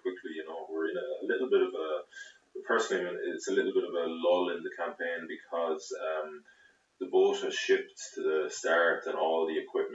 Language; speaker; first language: English; native; English